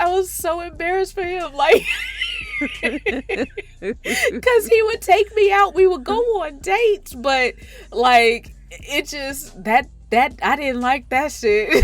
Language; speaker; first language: English; native; English